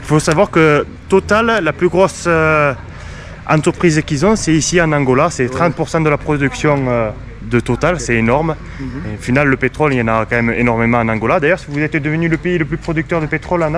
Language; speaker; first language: French; native; French